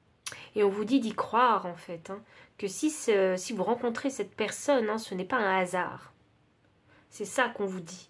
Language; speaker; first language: French; native; French